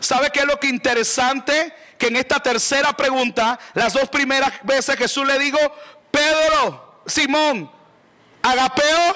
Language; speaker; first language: Spanish; native; Spanish